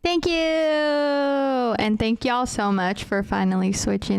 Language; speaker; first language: English; native; English